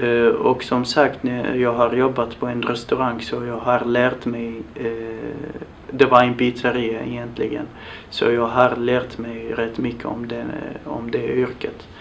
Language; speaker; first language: Swedish; non-native, fluent; Arabic